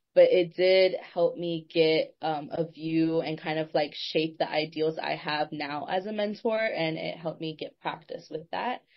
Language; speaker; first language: English; native; English